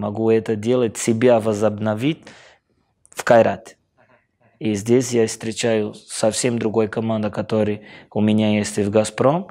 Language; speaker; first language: Russian; non-native, fluent; Portuguese